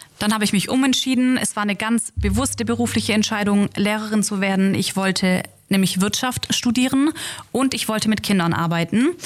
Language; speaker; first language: German; native; German